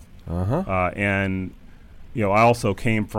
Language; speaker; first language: English; native; English